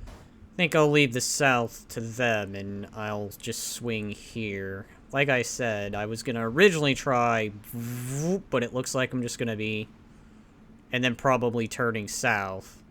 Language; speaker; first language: English; native; English